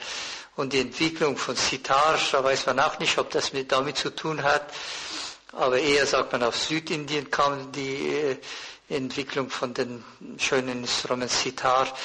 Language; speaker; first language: German; non-native, fluent; Persian